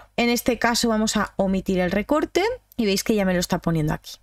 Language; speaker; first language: Spanish; native; Spanish